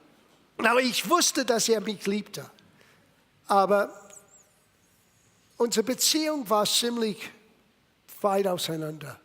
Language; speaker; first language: German; non-native, fluent; English